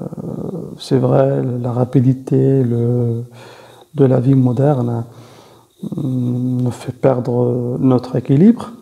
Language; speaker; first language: French; non-native, fluent; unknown